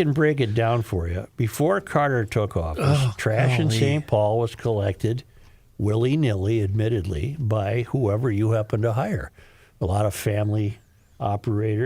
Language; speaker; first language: English; native; English